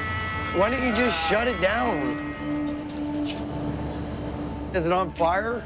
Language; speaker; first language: English; native; English